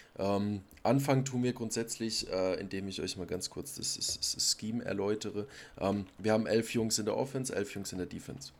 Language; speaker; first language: German; native; German